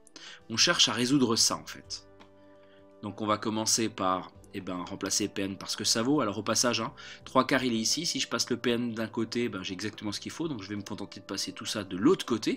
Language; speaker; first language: French; native; French